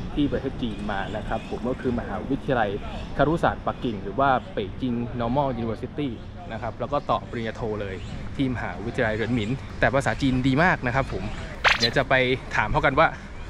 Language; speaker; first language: Thai; native; Thai